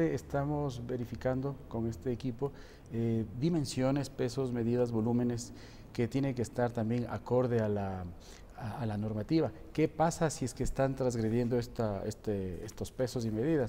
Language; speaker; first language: Spanish; native; Spanish